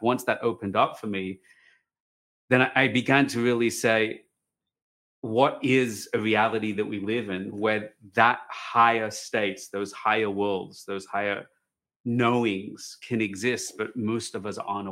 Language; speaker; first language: English; native; English